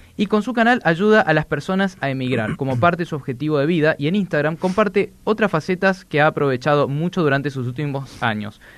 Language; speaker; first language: Spanish; native; Spanish